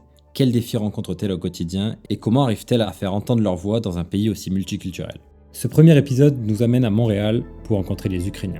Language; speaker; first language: French; native; French